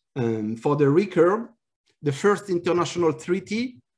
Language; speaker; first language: English; non-native, fluent; French